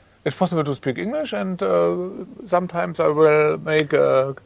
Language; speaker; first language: English; non-native, learner; German